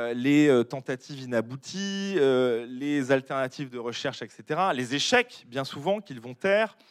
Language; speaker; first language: French; native; French